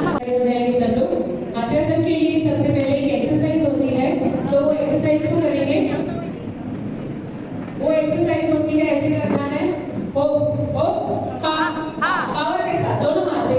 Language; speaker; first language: Hindi; non-native, local second language; Gujarati